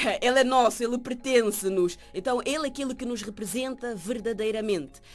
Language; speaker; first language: Portuguese; non-native, local second language; Kabuverdianu